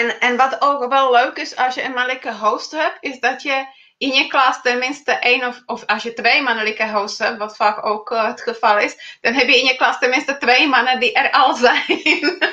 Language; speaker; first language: Dutch; non-native, fluent; Czech